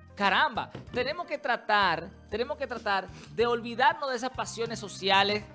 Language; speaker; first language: Spanish; native; Spanish